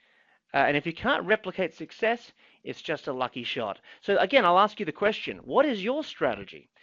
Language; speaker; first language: English; native; English